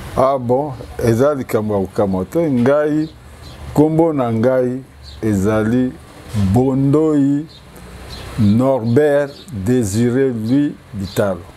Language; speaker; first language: Lingala; native; Lingala